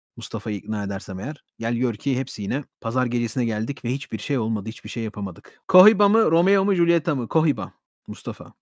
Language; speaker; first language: Turkish; early bilingual, heritage; Turkish